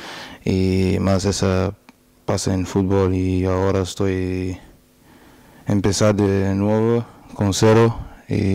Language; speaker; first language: Spanish; non-native, learner; Portuguese